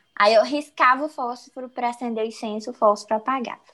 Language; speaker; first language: Portuguese; native; Portuguese